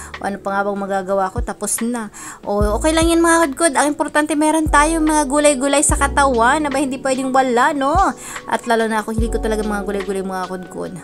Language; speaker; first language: Filipino; non-native, local second language; Bikol